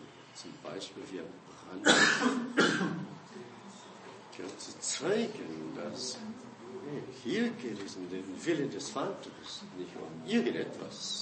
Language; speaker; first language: German; non-native, fluent; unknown